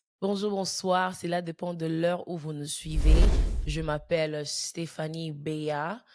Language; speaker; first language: French; early bilingual, heritage; French